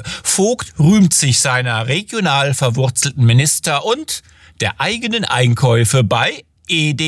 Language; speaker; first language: German; native; German